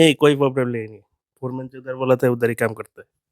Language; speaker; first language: Hindi; non-native, learner; Bangla